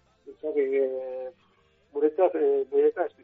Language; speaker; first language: Basque; native; Basque